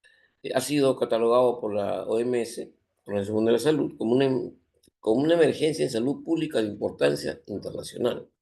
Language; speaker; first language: Spanish; native; Spanish